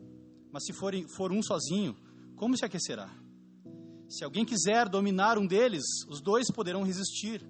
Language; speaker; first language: Portuguese; native; Portuguese